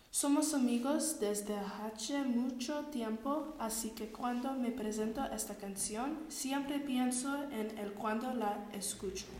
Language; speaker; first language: Spanish; non-native, learner; English